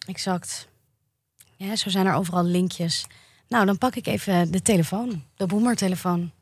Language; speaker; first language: Dutch; native; Dutch